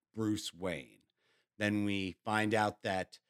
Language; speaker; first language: English; native; English